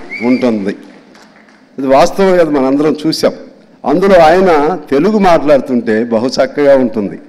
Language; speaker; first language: Telugu; native; Telugu